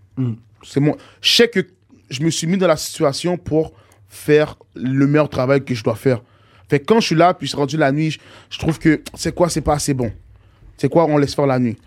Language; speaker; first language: French; native; French